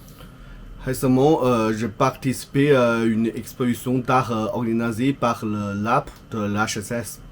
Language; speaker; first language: French; non-native, fluent; Chinese